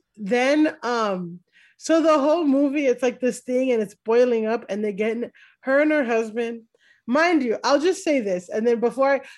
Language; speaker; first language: English; native; English